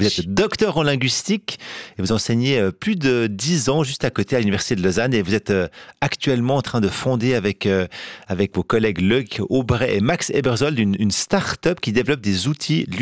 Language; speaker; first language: French; native; French